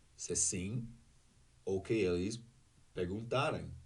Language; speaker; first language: Portuguese; non-native, learner; English